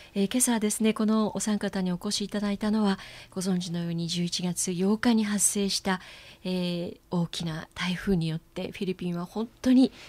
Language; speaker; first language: Japanese; native; Japanese